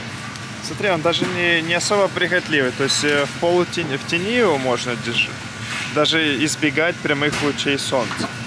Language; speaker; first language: Russian; native; Russian